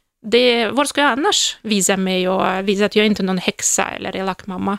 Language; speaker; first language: Swedish; non-native, fluent; Russian